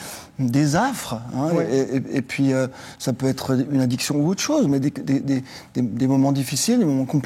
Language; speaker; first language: French; native; French